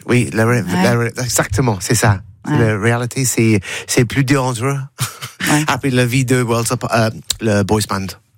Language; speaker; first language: French; non-native, learner; English